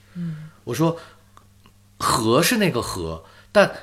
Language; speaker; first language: Chinese; native; Chinese